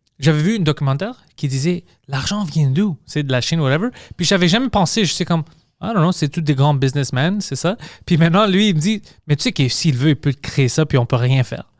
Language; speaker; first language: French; early bilingual, other home language; English